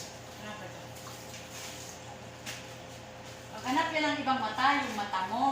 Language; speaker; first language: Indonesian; non-native, learner; Filipino